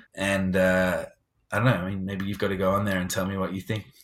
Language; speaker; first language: English; native; English